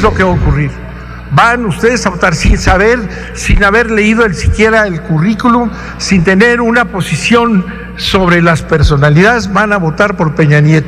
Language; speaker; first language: Spanish; native; Spanish